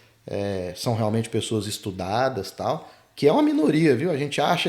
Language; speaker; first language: Portuguese; native; Portuguese